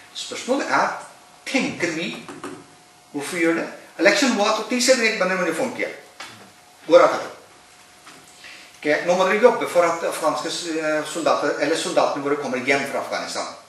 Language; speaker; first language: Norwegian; non-native, fluent; Urdu